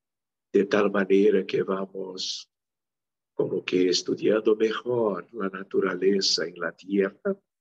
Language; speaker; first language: Spanish; non-native, local second language; Portuguese